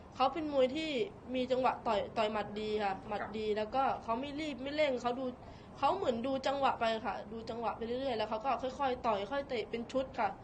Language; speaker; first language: Thai; native; Thai